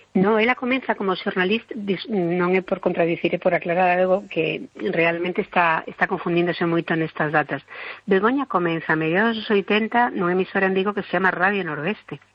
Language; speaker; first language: Galician; non-native, local second language; Spanish